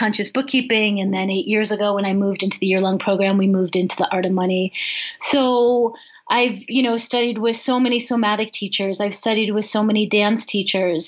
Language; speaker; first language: English; native; English